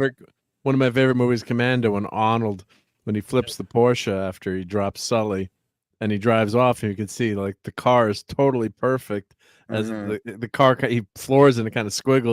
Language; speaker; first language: English; native; English